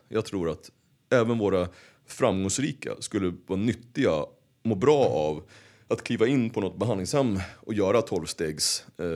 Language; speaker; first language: Swedish; native; Swedish